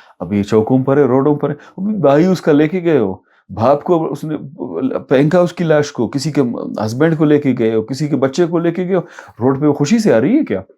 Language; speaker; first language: Urdu; non-native, local second language; Baluchi